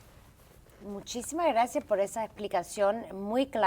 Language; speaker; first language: Spanish; early bilingual, heritage; English